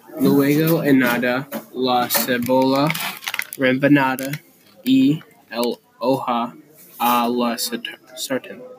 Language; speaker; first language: Spanish; non-native, learner; English